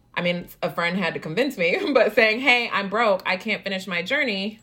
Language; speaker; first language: English; native; English